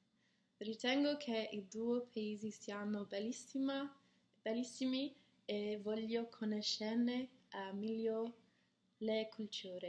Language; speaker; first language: Italian; non-native, learner; English